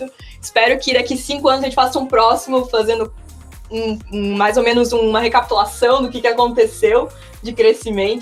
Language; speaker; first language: Portuguese; native; Portuguese